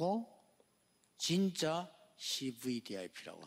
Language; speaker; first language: Korean; native; Korean